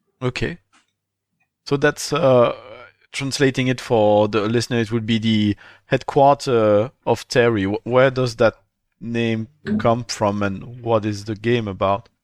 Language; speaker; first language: English; non-native, fluent; French